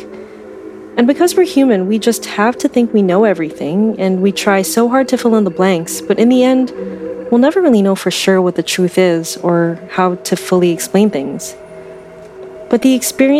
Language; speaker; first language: English; non-native, local second language; Filipino